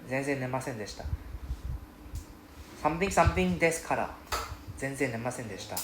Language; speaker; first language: Japanese; non-native, fluent; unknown